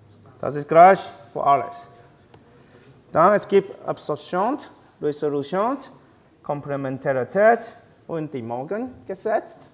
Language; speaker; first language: German; non-native, fluent; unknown